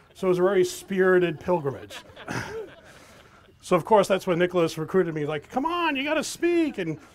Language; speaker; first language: English; native; English